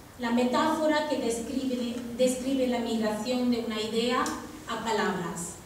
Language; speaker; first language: Spanish; non-native, fluent; Tamil